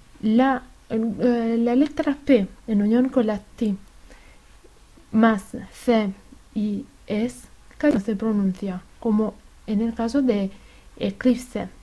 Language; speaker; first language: Spanish; non-native, fluent; Italian